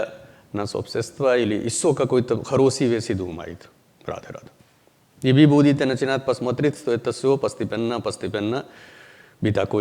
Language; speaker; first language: Russian; non-native, learner; Hindi